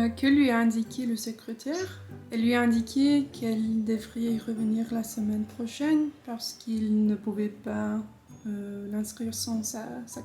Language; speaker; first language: French; non-native, fluent; English